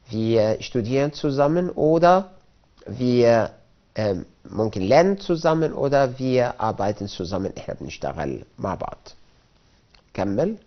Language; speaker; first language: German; non-native, fluent; Arabic